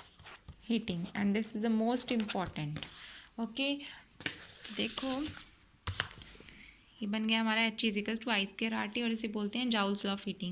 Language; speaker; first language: Hindi; native; Hindi